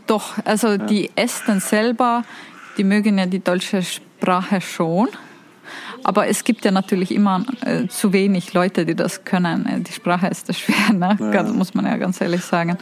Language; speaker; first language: German; non-native, fluent; Estonian